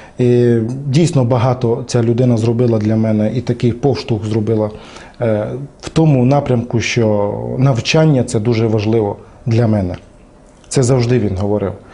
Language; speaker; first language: Ukrainian; non-native, local second language; Romany